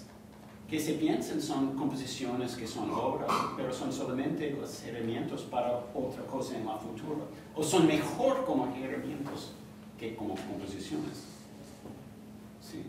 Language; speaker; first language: Spanish; non-native, fluent; English